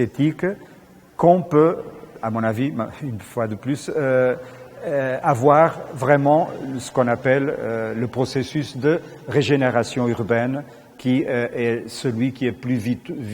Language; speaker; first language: French; non-native, fluent; Portuguese